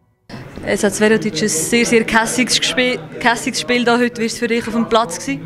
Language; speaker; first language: German; native; German